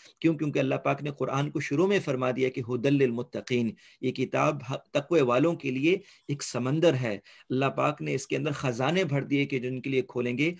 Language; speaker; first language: Urdu; early bilingual, heritage; Urdu